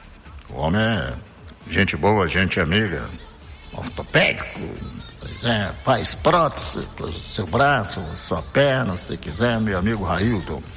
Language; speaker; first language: Portuguese; native; Portuguese